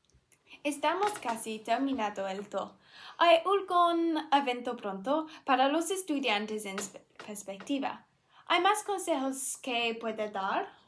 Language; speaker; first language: Spanish; non-native, learner; English